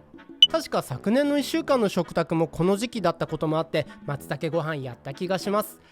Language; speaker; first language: Japanese; native; Japanese